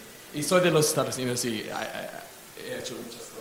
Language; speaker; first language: Spanish; non-native, learner; English